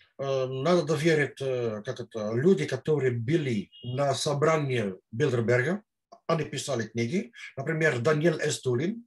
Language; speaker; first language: Russian; non-native, fluent; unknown